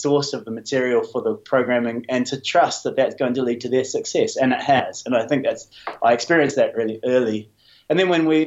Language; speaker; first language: English; native; English